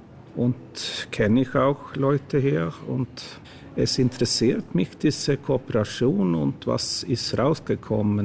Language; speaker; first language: German; non-native, learner; Swedish